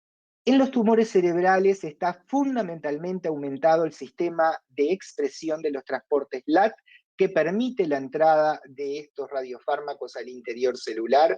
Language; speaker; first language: Spanish; native; Spanish